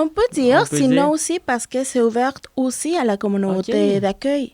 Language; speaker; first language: French; non-native, fluent; Spanish